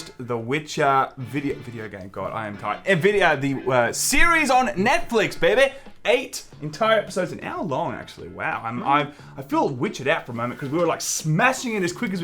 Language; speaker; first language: English; native; English